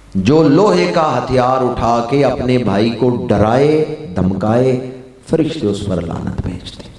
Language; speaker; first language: Urdu; non-native, local second language; Punjabi